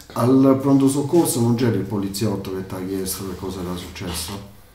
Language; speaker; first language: Italian; native; Italian